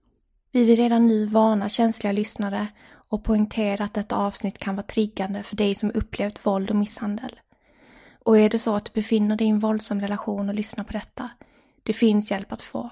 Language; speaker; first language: Swedish; native; Swedish